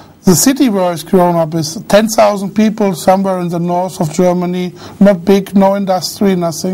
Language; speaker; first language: English; non-native, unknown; German